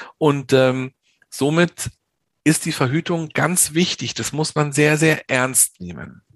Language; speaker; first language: German; early bilingual, other home language; Italian